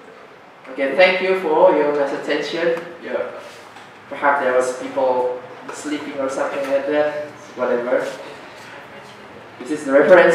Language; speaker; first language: English; non-native, learner; Indonesian